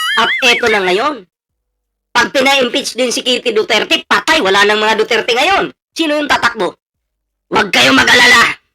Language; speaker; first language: Filipino; non-native, local second language; Cebuano